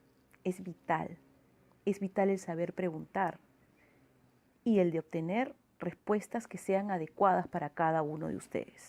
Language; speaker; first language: Spanish; native; Spanish